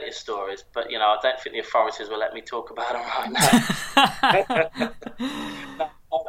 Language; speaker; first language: English; native; English